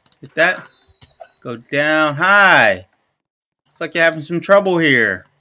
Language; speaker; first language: English; native; English